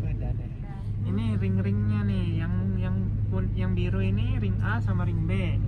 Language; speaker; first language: Indonesian; native; Indonesian